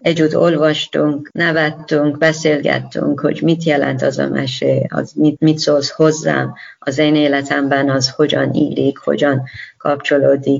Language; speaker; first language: Hungarian; non-native, learner; Persian